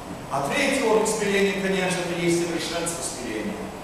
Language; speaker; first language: Russian; early bilingual, heritage; Russian